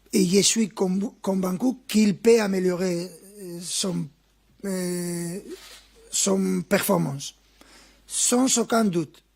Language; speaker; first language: French; non-native, fluent; Spanish